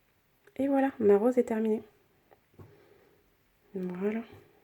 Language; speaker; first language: French; native; French